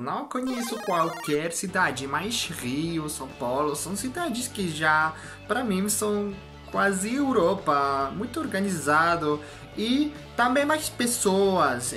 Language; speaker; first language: Portuguese; non-native, learner; French